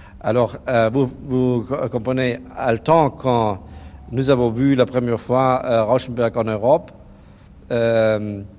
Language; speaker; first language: French; non-native, learner; German